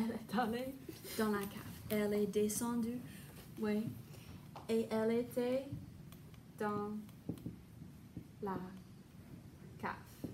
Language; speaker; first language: French; non-native, fluent; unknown